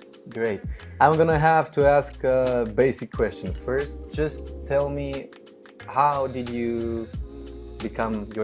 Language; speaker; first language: English; non-native, fluent; Romanian